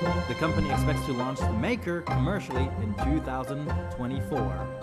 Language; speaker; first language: English; non-native, fluent; Thai